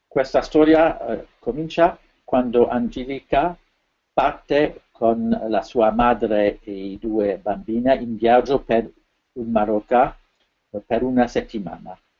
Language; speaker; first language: Italian; non-native, fluent; French